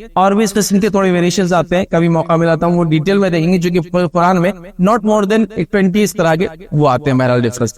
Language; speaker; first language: Urdu; native; Urdu